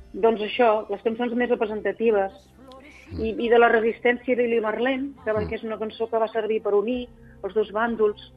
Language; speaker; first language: Catalan; native; Catalan